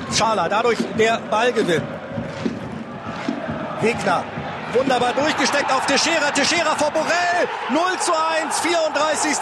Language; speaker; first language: German; native; German